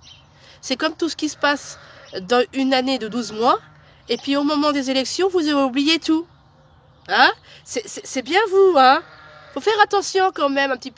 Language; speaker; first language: French; native; French